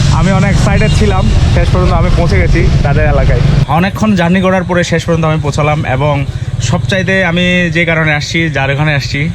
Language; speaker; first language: Bangla; native; Bangla